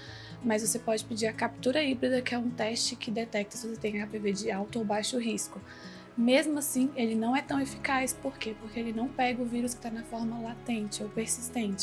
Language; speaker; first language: Portuguese; native; Portuguese